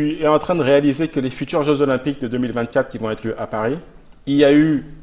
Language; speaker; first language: French; native; French